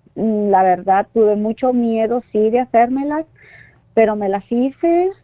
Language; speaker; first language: Spanish; native; Spanish